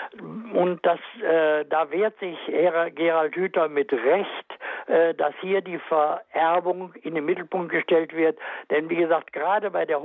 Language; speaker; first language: German; native; German